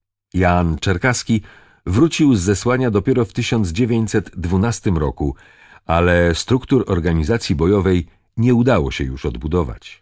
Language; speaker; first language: Polish; native; Polish